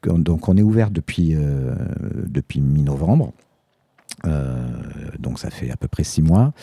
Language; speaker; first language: French; native; French